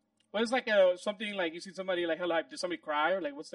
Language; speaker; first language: English; early bilingual, other home language; Spanish